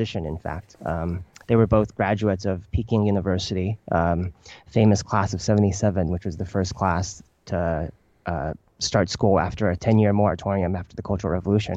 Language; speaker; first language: English; early bilingual, other home language; Chinese